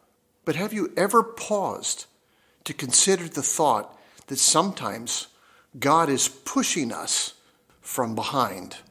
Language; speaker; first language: English; native; English